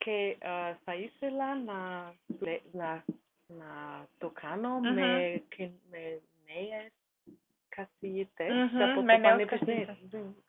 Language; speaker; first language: Greek; non-native, learner; German